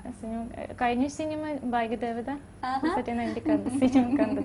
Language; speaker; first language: Malayalam; non-native, fluent; Russian